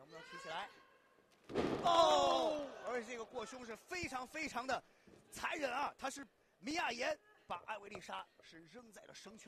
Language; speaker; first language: Chinese; native; Chinese